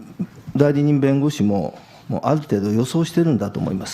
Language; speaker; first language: Japanese; native; Japanese